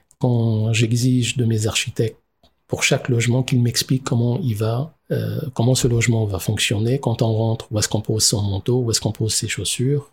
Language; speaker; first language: French; non-native, local second language; Arabic